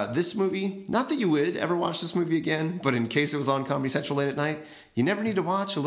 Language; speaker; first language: English; native; English